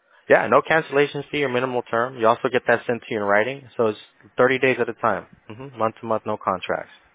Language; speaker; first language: English; early bilingual, other home language; Spanish